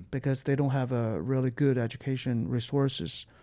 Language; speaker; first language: English; non-native, fluent; Chinese